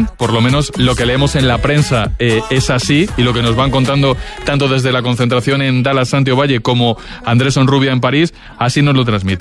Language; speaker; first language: Spanish; native; Spanish